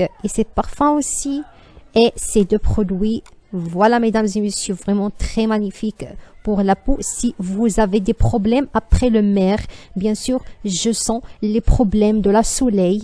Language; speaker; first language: French; non-native, learner; Arabic